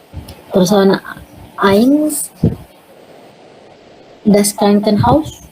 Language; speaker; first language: German; non-native, learner; Indonesian